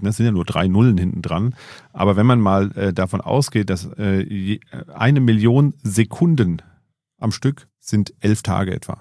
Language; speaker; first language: German; native; German